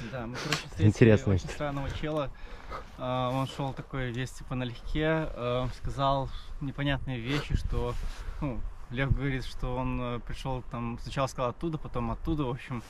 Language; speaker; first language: Russian; native; Russian